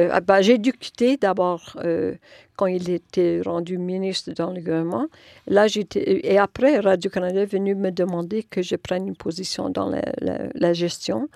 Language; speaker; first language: French; non-native, local second language; English